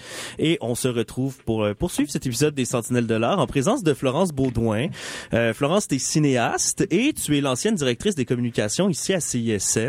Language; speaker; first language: French; native; French